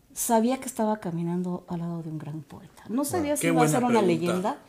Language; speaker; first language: Spanish; native; Spanish